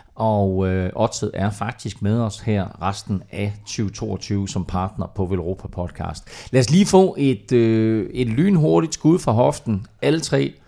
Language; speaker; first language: Danish; native; Danish